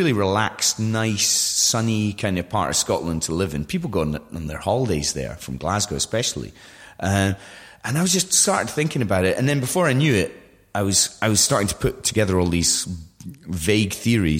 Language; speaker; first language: English; native; English